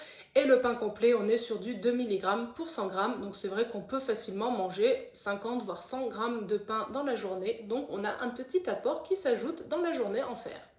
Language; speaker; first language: French; native; French